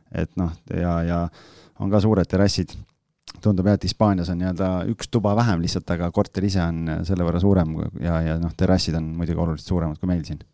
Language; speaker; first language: Estonian; native; Estonian